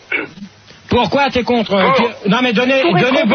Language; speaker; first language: French; native; French